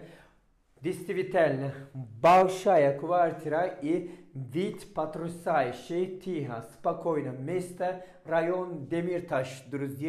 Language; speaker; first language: Russian; non-native, fluent; Turkish